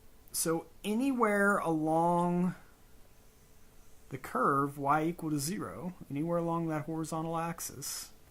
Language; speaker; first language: English; native; English